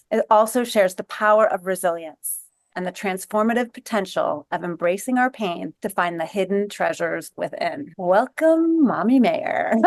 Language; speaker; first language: English; native; English